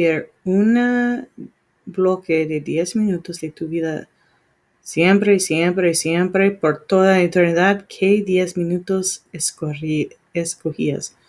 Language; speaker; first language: Spanish; non-native, learner; English